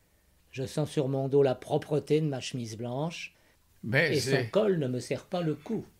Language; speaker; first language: French; native; French